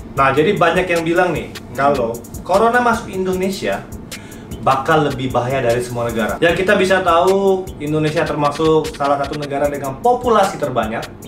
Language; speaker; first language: Indonesian; native; Indonesian